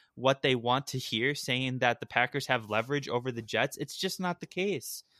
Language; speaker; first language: English; native; English